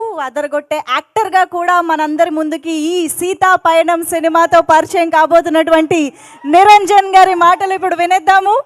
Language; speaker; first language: Telugu; native; Telugu